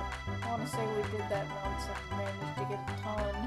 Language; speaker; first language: English; native; English